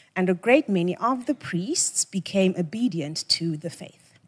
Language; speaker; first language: English; non-native, local second language; Xhosa